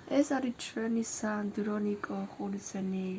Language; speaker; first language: Georgian; early bilingual, heritage; Georgian